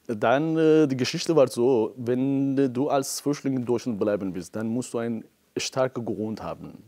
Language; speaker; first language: German; non-native, fluent; Persian